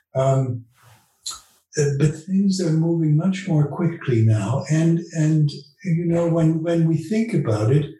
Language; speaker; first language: English; early bilingual, other home language; Dutch